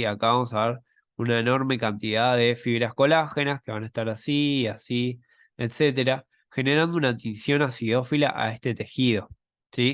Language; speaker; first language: Spanish; native; Spanish